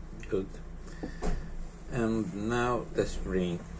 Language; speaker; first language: English; non-native, learner; Italian